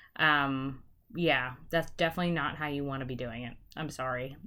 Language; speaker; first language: English; native; English